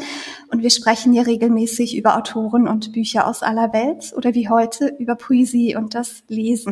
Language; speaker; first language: German; native; German